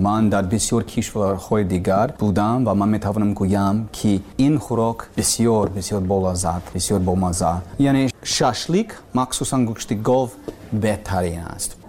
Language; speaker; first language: Persian; non-native, learner; English